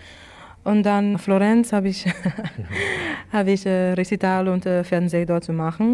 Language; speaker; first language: German; non-native, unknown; English